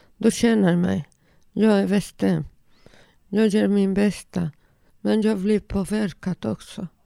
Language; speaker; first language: Swedish; non-native, fluent; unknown